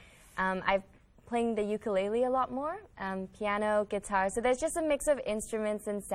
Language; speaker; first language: English; non-native, local second language; Cantonese